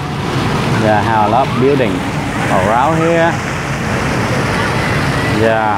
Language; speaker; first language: English; non-native, learner; Vietnamese